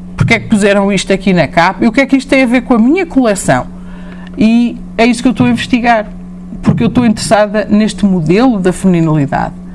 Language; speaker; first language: Portuguese; native; Portuguese